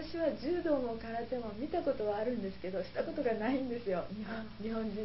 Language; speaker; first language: Japanese; native; Japanese